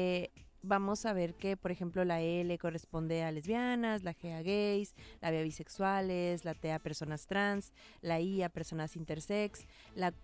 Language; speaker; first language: Spanish; native; Spanish